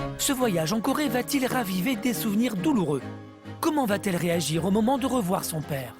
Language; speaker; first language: French; native; French